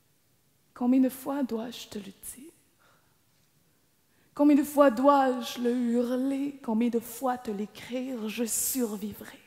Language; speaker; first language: French; native; French